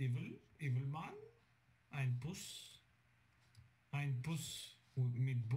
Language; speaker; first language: German; non-native, learner; Bulgarian